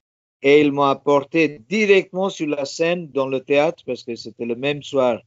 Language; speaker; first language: French; non-native, fluent; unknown